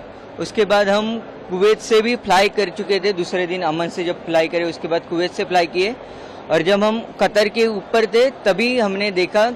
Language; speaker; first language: Hindi; native; Hindi